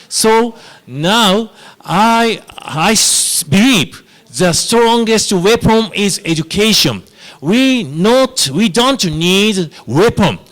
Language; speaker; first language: English; non-native, learner; Japanese